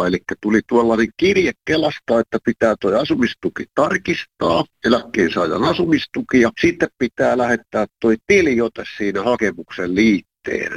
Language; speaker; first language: Finnish; native; Finnish